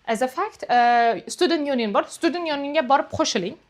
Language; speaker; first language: English; non-native, fluent; Uzbek